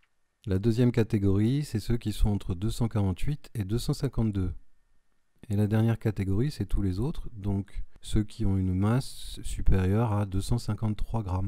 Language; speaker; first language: French; native; French